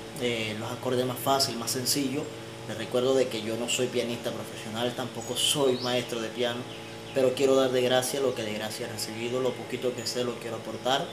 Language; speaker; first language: Spanish; native; Spanish